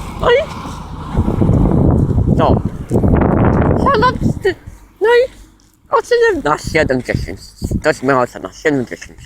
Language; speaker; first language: Polish; native; Polish